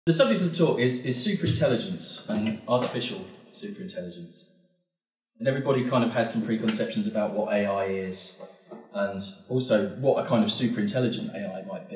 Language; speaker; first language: English; native; English